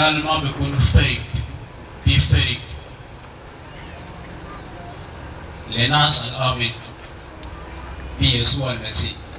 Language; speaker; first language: Arabic; non-native, local second language; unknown